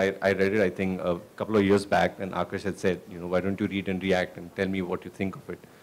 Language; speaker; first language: English; non-native, local second language; Hindi